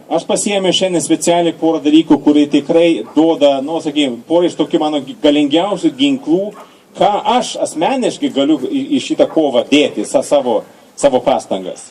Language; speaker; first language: Lithuanian; early bilingual, heritage; Lithuanian